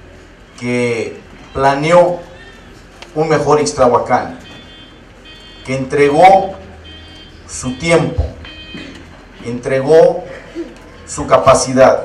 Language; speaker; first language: Spanish; native; Spanish